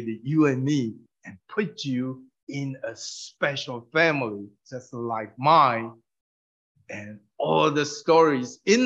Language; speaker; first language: English; non-native, fluent; Min Nan Chinese